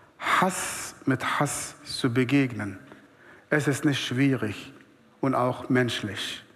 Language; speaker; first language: German; non-native, fluent; Arabic